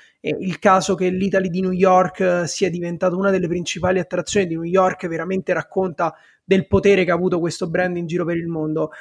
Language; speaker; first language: Italian; native; Italian